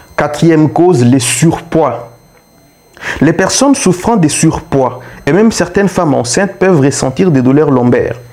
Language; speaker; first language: French; non-native, local second language; Luba-Lulua